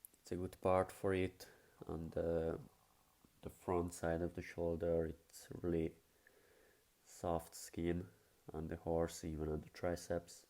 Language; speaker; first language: English; non-native, fluent; Hungarian